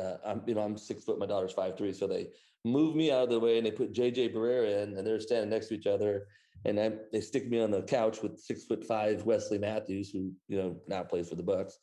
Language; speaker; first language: English; native; English